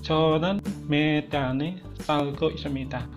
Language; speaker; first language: Korean; non-native, fluent; Indonesian